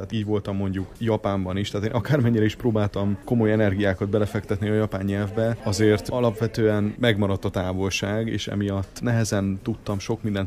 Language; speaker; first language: Hungarian; native; Hungarian